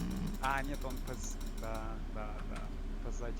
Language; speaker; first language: Russian; non-native, learner; English